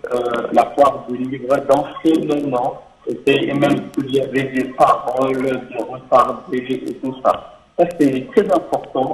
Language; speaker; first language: French; non-native, fluent; Arabic